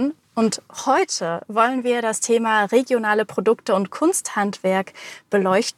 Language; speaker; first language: German; native; German